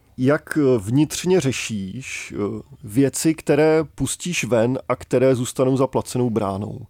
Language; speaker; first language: Czech; native; Czech